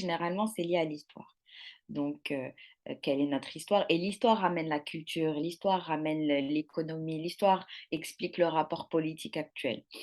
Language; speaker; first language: French; non-native, local second language; Arabic